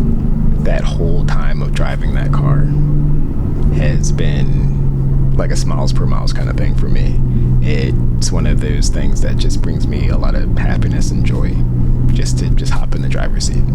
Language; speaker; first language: English; native; English